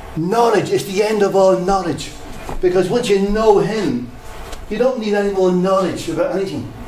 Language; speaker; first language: English; native; English